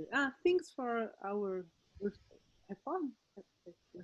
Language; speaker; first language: English; non-native, learner; Portuguese